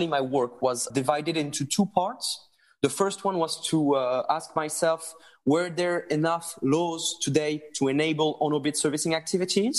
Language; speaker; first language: English; non-native, fluent; French